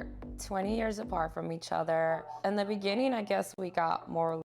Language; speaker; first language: English; native; English